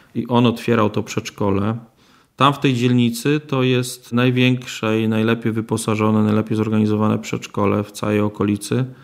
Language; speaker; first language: Polish; native; Polish